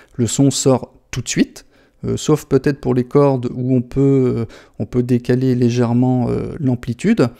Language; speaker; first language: French; native; French